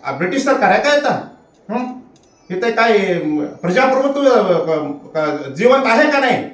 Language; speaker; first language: Marathi; non-native, local second language; Kannada